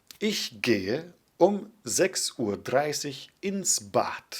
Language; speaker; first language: German; non-native, fluent; Polish